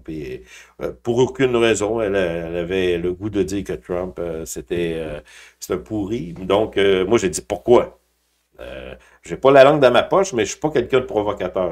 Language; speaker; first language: French; native; French